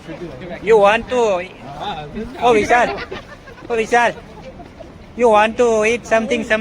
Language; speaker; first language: English; non-native, learner; Gujarati